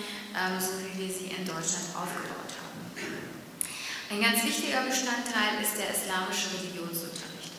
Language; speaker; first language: German; early bilingual, other home language; Turkish